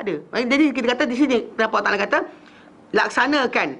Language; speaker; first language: Malay; native; Malay